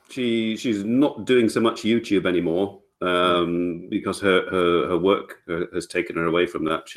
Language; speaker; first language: English; native; English